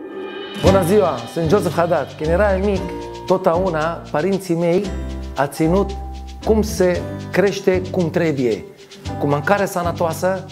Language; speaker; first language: Romanian; non-native, learner; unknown